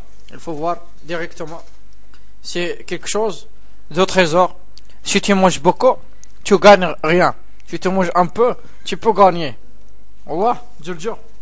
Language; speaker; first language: French; non-native, local second language; Arabic